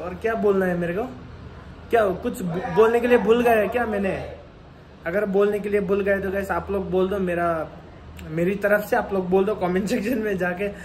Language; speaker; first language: Hindi; non-native, local second language; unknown